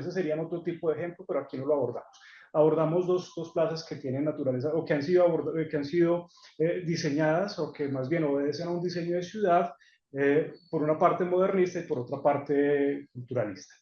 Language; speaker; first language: Spanish; native; Spanish